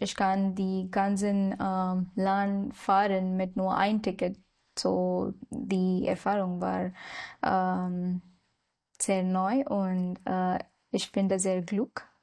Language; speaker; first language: German; non-native, learner; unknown